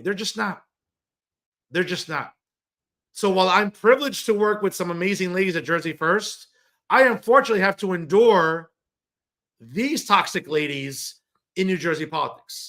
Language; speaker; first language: English; native; English